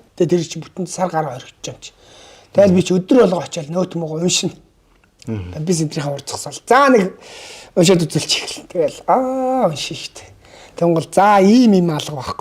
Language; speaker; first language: Mongolian; native; Mongolian